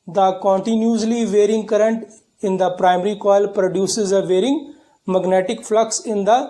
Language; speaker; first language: English; non-native, local second language; Punjabi